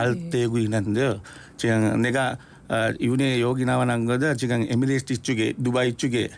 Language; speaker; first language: Korean; non-native, learner; Sinhala